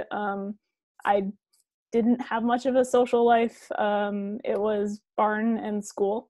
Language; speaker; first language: English; native; English